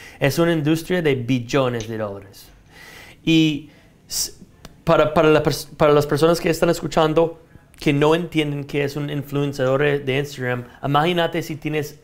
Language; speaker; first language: Spanish; non-native, fluent; English